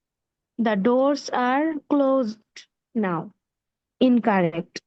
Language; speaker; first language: English; non-native, learner; Bangla